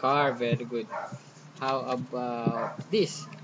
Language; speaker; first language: English; non-native, local second language; Filipino